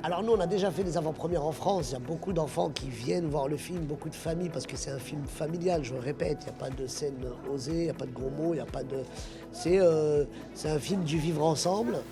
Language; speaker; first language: French; early bilingual, other home language; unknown